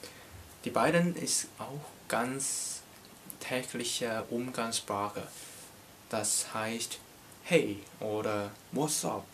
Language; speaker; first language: German; non-native, learner; Cantonese